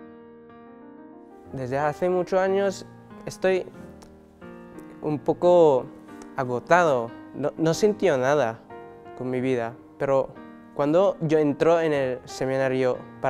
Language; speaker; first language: Spanish; non-native, learner; Cebuano